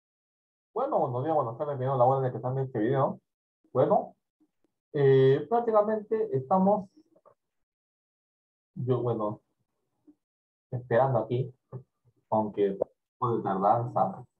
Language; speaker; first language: Spanish; native; Spanish